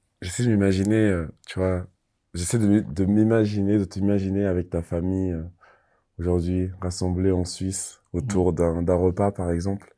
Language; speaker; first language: French; native; French